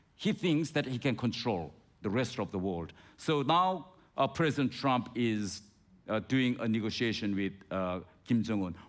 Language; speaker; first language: English; non-native, fluent; Korean